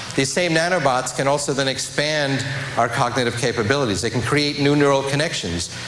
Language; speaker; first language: English; native; English